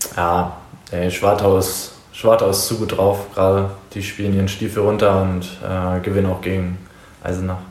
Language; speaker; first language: German; native; German